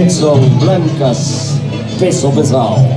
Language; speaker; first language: Spanish; native; Spanish